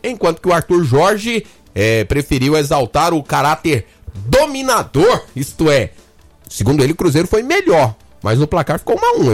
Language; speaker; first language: Portuguese; native; Portuguese